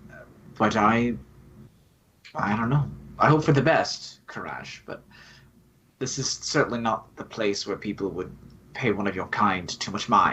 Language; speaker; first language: English; native; English